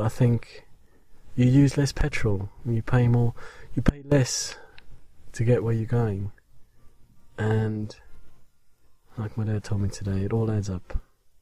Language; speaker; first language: English; native; English